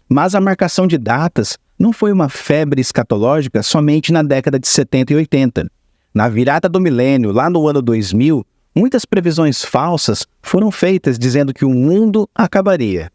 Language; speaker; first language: Portuguese; native; Portuguese